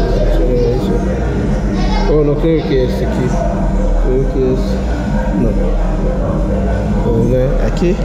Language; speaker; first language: Spanish; non-native, learner; Haitian Creole